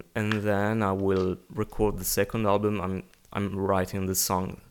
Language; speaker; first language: English; non-native, learner; Italian